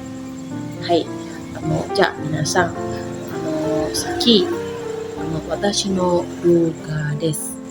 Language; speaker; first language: Japanese; non-native, learner; Indonesian